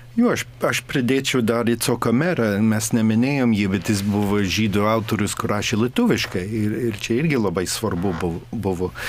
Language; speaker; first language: Lithuanian; early bilingual, heritage; English